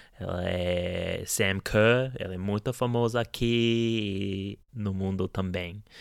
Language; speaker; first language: Portuguese; non-native, learner; English